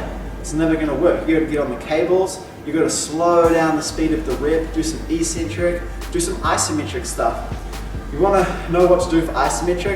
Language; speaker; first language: English; native; English